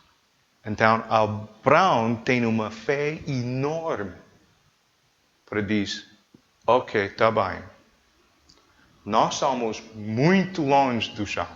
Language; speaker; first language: Portuguese; non-native, learner; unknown